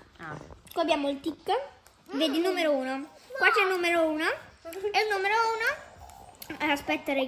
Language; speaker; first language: Italian; native; Italian